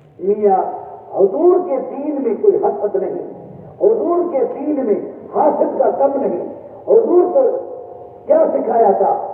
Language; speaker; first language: Urdu; non-native, local second language; Sindhi